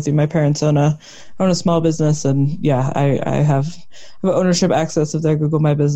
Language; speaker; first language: English; native; English